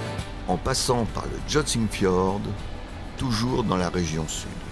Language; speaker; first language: French; native; French